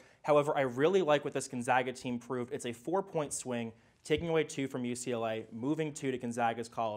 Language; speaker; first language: English; native; English